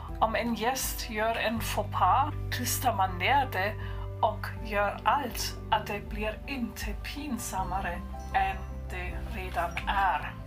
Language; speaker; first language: Swedish; non-native, fluent; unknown